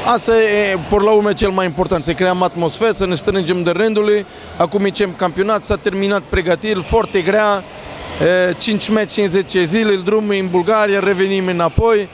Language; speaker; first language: Romanian; non-native, fluent; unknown